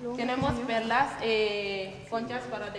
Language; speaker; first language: Spanish; non-native, fluent; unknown